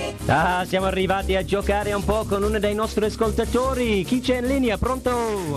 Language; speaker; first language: Italian; non-native, fluent; English